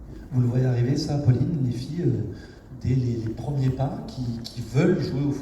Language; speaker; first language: French; native; French